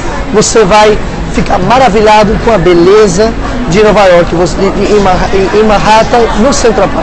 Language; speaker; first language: Portuguese; non-native, fluent; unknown